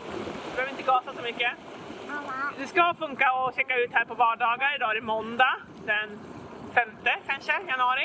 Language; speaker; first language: Swedish; native; Swedish